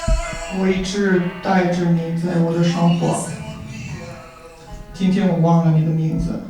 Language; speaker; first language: Chinese; non-native, fluent; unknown